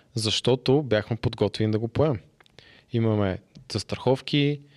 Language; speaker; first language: Bulgarian; native; Bulgarian